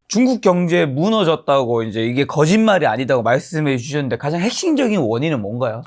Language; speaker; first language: Korean; native; Korean